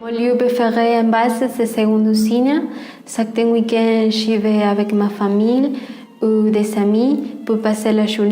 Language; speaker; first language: French; non-native, learner; Spanish